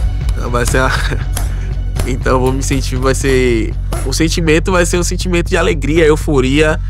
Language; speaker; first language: Portuguese; native; Portuguese